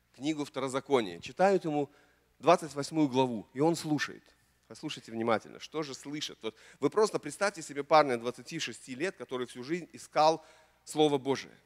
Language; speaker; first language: Russian; native; Russian